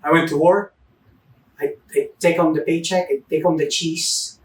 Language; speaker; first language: English; non-native, local second language; Filipino